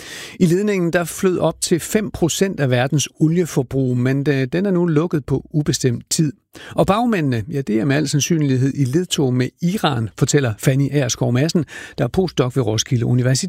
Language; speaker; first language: Danish; native; Danish